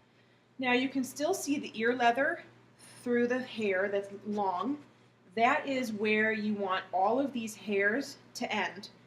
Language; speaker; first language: English; native; English